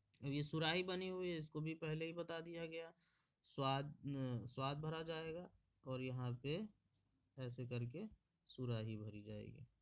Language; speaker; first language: Hindi; native; Hindi